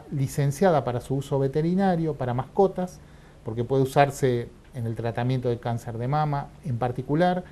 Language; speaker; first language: Spanish; native; Spanish